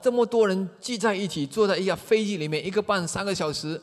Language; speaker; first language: Chinese; native; Chinese